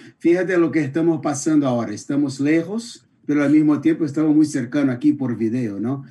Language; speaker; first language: Spanish; non-native, fluent; Portuguese